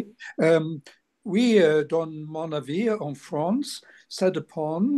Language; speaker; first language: French; non-native, learner; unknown